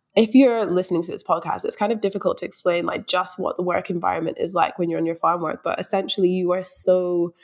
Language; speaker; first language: English; native; English